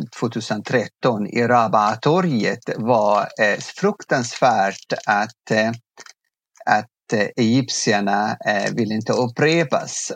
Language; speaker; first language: Swedish; non-native, fluent; Arabic